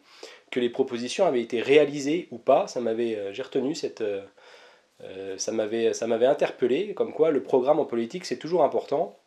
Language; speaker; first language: French; native; French